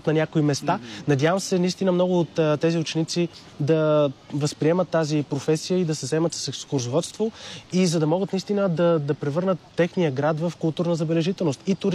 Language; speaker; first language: Bulgarian; native; Bulgarian